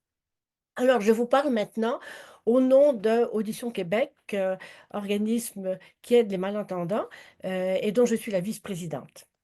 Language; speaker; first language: French; native; French